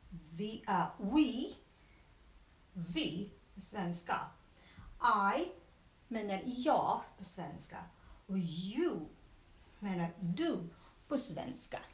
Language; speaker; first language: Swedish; non-native, learner; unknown